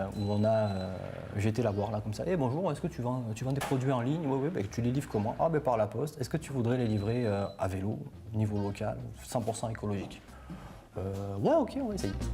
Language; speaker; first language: French; native; French